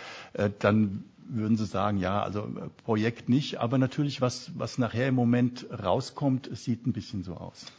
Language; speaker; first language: German; native; German